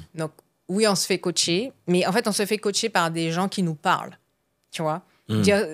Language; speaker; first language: French; native; French